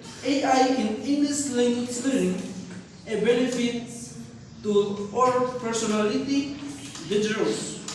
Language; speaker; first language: English; non-native, learner; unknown